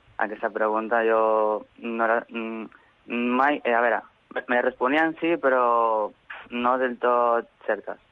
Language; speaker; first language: Catalan; early bilingual, other home language; Spanish